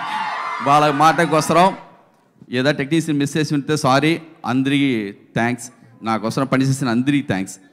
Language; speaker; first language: Telugu; non-native, learner; Tamil